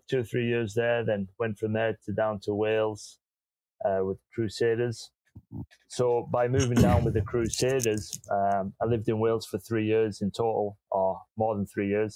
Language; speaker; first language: English; native; English